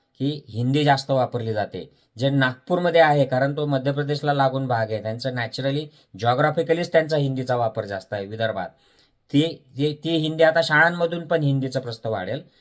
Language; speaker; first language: Marathi; native; Marathi